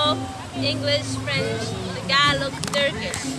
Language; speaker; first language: Filipino; non-native, learner; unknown